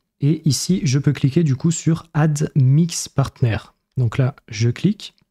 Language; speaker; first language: French; native; French